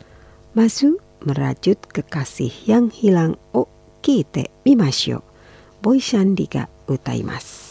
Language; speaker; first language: Japanese; non-native, fluent; Indonesian